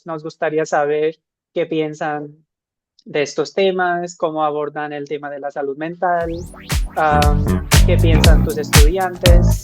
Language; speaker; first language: Spanish; non-native, fluent; Hindi